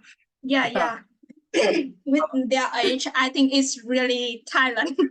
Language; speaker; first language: English; non-native, fluent; Vietnamese